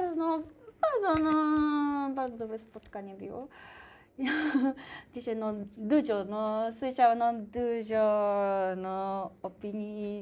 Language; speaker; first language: Polish; non-native, learner; Japanese